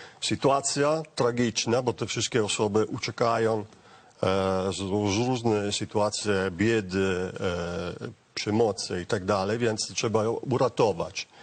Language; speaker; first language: Polish; non-native, learner; Italian